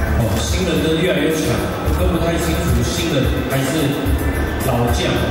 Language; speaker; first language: Chinese; native; Chinese